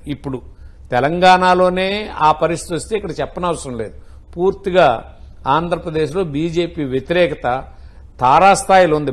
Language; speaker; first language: Telugu; native; Telugu